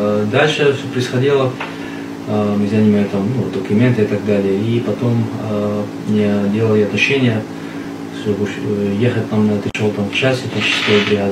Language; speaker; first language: Russian; non-native, learner; Arabic